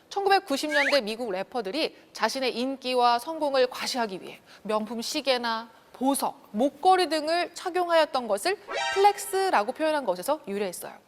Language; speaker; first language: Korean; native; Korean